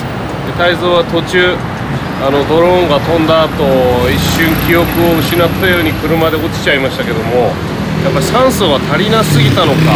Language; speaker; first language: Japanese; native; Japanese